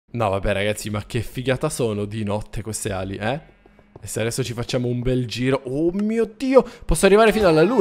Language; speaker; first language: Italian; native; Italian